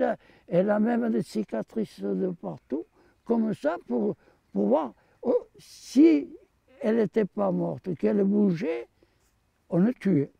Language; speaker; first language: French; early bilingual, other home language; Armenian